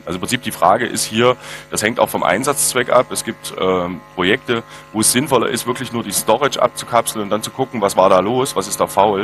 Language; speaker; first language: German; native; German